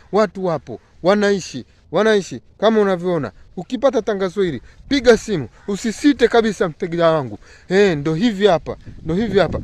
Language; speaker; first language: Swahili; native; Swahili